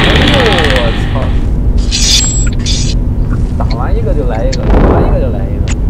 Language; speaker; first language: Chinese; native; Chinese